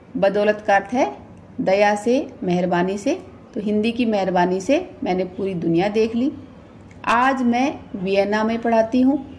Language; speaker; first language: Hindi; native; Hindi